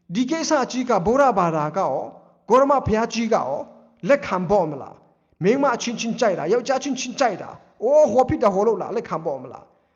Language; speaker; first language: Burmese; non-native, local second language; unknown